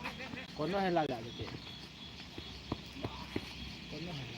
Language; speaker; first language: Hindi; non-native, local second language; Thado Chin